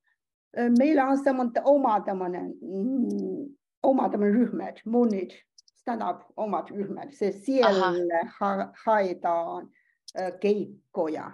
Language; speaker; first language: Finnish; non-native, learner; Chinese